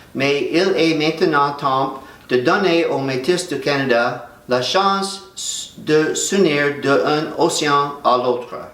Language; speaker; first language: French; non-native, learner; English